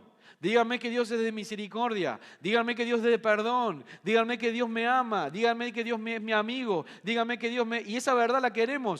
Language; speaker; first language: Spanish; native; Spanish